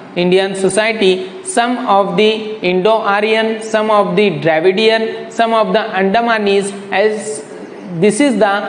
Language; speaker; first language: English; non-native, local second language; Marathi